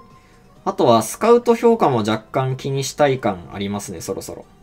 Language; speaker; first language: Japanese; native; Japanese